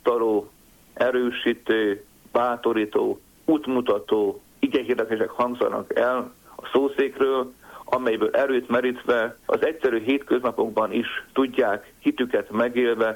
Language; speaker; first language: Hungarian; native; Hungarian